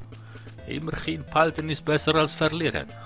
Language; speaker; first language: German; native; German